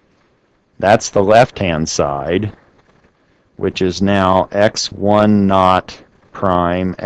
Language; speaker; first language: English; native; English